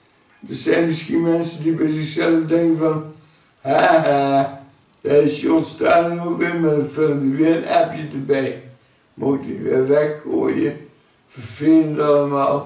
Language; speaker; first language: Dutch; native; Dutch